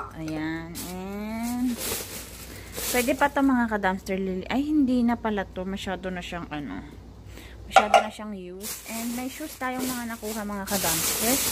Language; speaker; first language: Filipino; non-native, local second language; Iloko